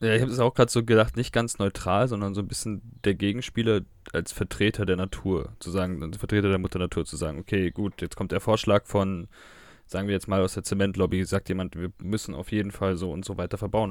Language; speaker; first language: German; native; German